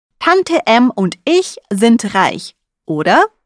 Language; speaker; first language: German; non-native, fluent; Russian